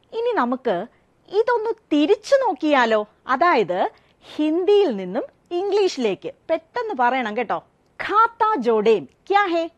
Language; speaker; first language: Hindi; non-native, local second language; Malayalam